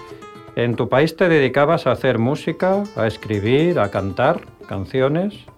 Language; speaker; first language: Spanish; native; Spanish